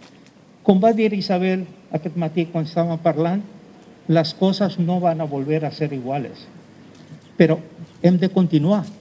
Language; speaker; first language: Catalan; non-native, local second language; Spanish